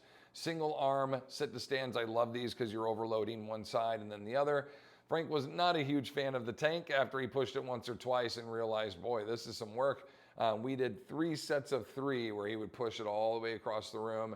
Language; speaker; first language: English; native; English